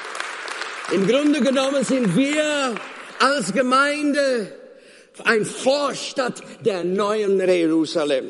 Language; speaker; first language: German; non-native, fluent; Afrikaans